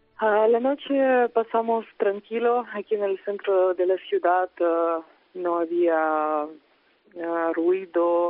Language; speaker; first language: Spanish; non-native, fluent; Ukrainian